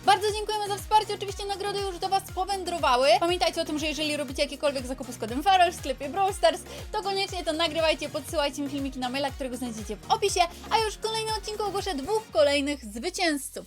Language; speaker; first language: Polish; native; Polish